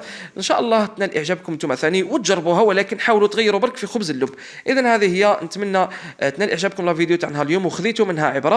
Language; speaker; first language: Arabic; native; Arabic